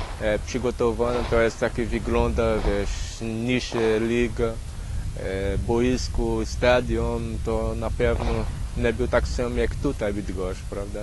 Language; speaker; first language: Polish; non-native, learner; Portuguese